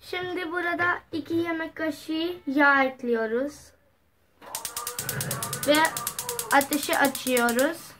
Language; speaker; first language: Turkish; non-native, learner; Urdu